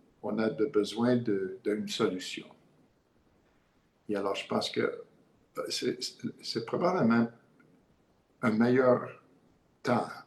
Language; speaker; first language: French; non-native, learner; English